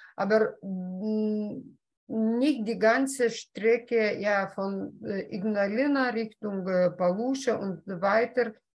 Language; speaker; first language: German; non-native, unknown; Lithuanian